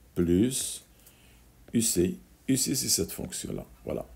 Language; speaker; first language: French; non-native, local second language; Arabic